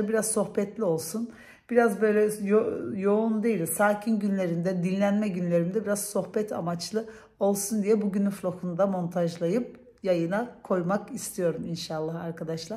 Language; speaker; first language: Turkish; early bilingual, heritage; Turkish